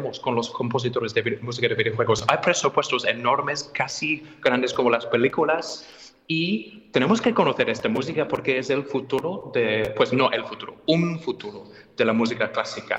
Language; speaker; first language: Spanish; non-native, fluent; English